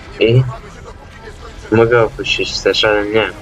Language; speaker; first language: Polish; native; Polish